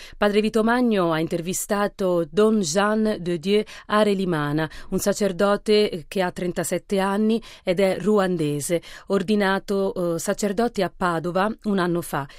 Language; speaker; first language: Italian; native; Italian